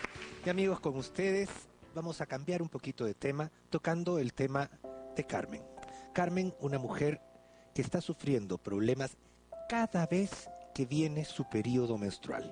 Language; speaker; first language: Spanish; native; Spanish